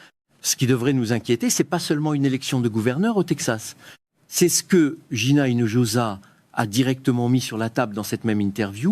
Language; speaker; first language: French; native; French